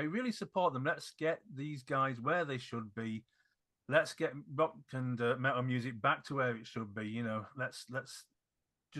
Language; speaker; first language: English; native; English